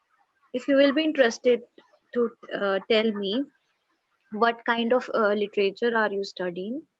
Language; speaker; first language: English; non-native, local second language; Hindi